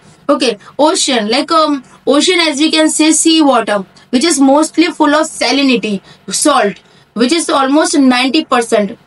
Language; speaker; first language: English; non-native, local second language; Hindi